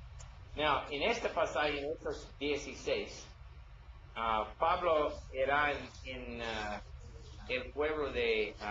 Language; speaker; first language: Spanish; non-native, learner; English